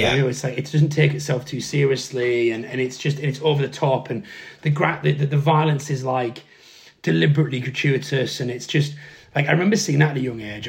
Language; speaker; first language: English; native; English